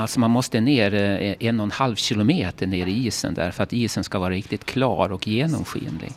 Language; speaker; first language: Swedish; native; Swedish